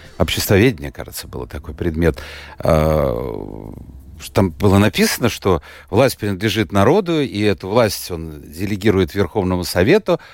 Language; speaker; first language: Russian; native; Russian